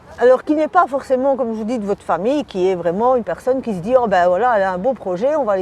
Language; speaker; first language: French; native; French